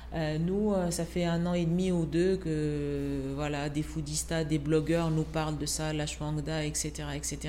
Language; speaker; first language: French; non-native, local second language; Arabic